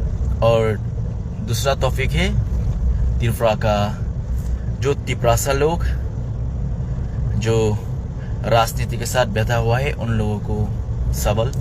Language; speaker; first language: Hindi; non-native, local second language; Kok Borok